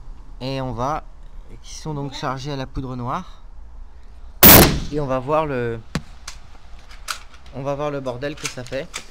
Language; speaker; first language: French; native; French